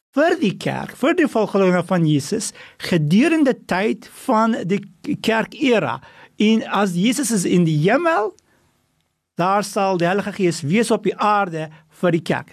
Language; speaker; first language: Afrikaans; non-native, fluent; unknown